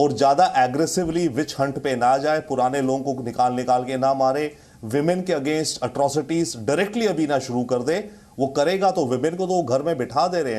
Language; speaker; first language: Hindi; native; Hindi